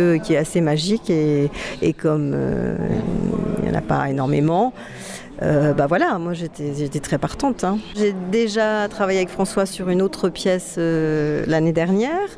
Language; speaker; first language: French; native; French